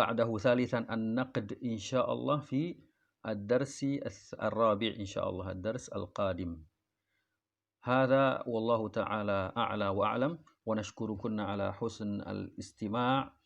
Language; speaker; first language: Arabic; non-native, fluent; Indonesian